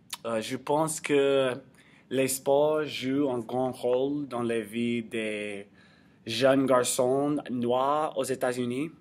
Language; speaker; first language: French; non-native, learner; English